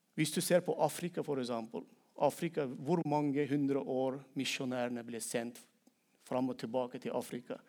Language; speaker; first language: Norwegian; non-native, fluent; Turkmen